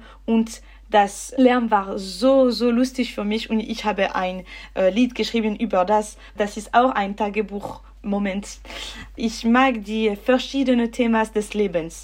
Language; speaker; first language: German; non-native, learner; French